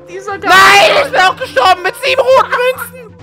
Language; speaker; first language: German; native; German